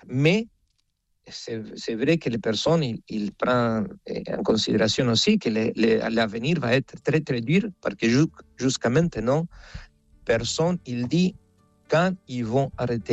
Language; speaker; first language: French; non-native, fluent; Spanish